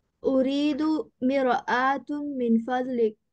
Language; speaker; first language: Arabic; non-native, learner; Urdu